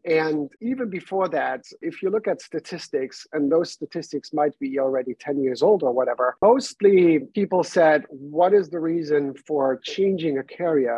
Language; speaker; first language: English; non-native, fluent; German